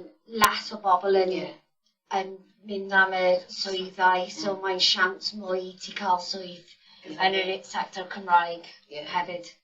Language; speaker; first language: Welsh; non-native, local second language; English